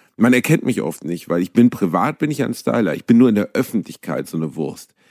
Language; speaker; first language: German; native; German